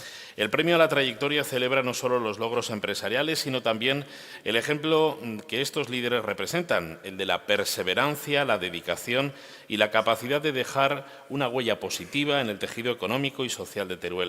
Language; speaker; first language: Spanish; native; Spanish